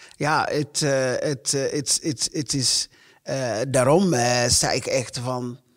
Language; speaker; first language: Dutch; non-native, fluent; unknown